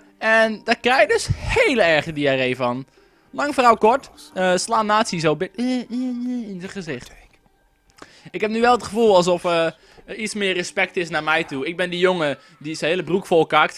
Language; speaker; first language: Dutch; native; Dutch